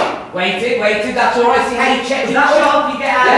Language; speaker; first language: English; native; English